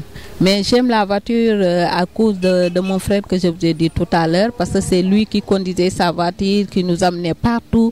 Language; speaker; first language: French; non-native, local second language; Wolof